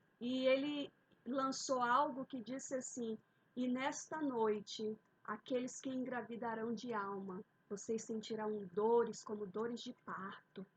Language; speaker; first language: Portuguese; native; Portuguese